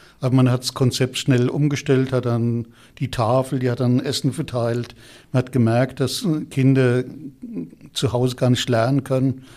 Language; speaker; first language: German; native; German